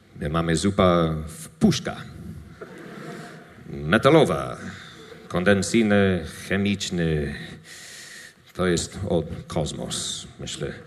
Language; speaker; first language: Polish; non-native, learner; English